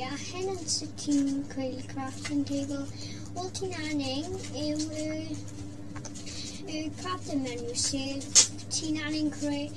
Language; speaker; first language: Welsh; non-native, local second language; English